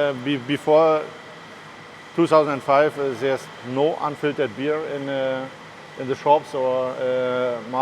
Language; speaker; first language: English; non-native, learner; German